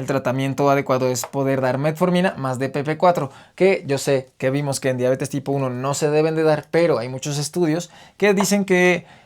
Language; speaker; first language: Spanish; native; Spanish